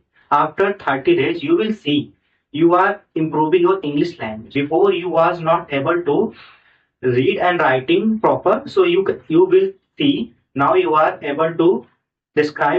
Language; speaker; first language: English; non-native, learner; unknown